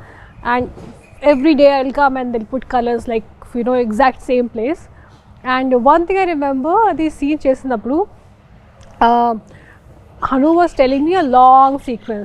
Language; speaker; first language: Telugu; non-native, fluent; Hindi